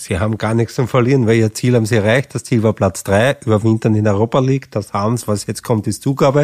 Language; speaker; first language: German; native; German